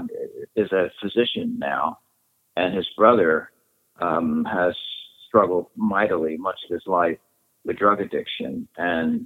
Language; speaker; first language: English; native; English